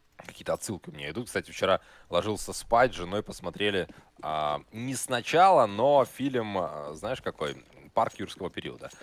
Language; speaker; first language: Russian; native; Russian